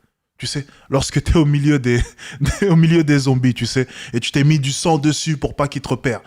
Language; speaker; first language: French; native; French